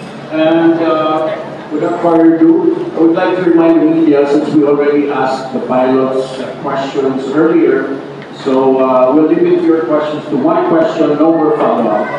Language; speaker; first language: English; non-native, local second language; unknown